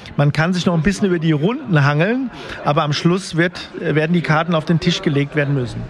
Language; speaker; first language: German; native; German